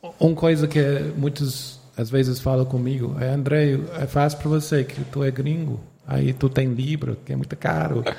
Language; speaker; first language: Portuguese; non-native, fluent; English